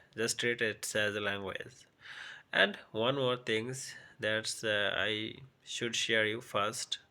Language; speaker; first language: English; non-native, local second language; Bangla